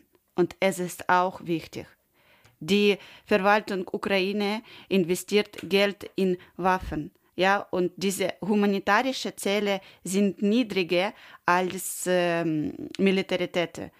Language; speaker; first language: German; non-native, learner; Ukrainian